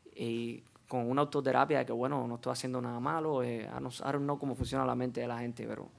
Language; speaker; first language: Spanish; native; Spanish